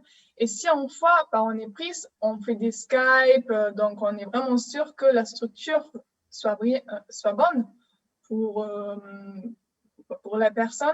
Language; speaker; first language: French; non-native, fluent; German